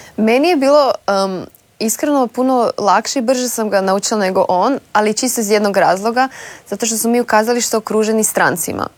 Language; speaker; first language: Croatian; native; Croatian